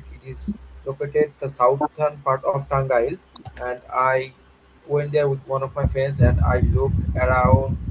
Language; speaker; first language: English; non-native, learner; Bangla